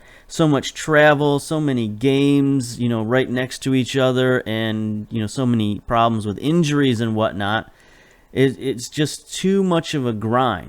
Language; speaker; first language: English; native; English